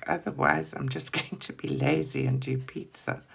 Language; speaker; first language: English; native; English